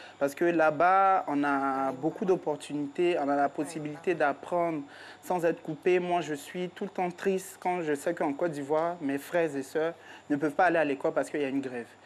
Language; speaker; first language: French; native; French